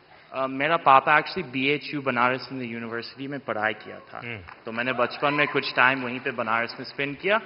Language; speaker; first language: Hindi; early bilingual, heritage; Hindi